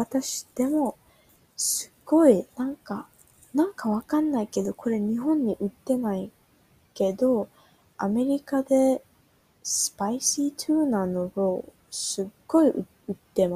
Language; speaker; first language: Japanese; early bilingual, heritage; Japanese